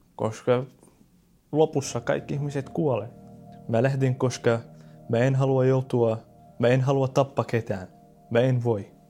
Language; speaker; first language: Finnish; non-native, fluent; Arabic